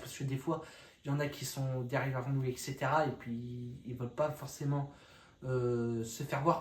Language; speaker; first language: French; native; French